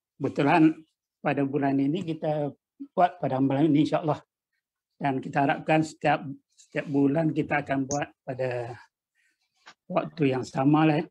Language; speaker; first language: Malay; native; Malay